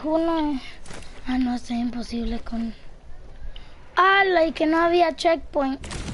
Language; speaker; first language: Spanish; early bilingual, heritage; Spanish